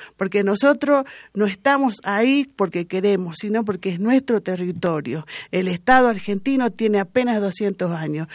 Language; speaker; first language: Spanish; non-native, local second language; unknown